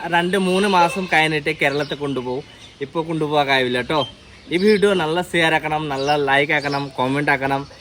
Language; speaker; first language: Malayalam; non-native, learner; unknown